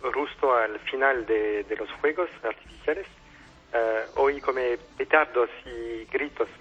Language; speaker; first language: Spanish; non-native, fluent; French